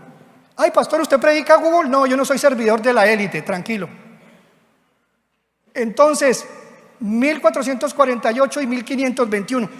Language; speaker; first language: Spanish; native; Spanish